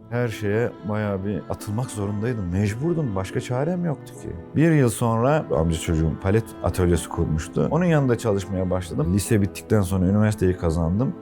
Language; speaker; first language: Turkish; native; Turkish